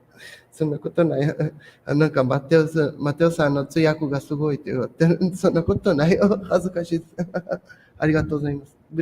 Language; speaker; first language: Japanese; non-native, fluent; Portuguese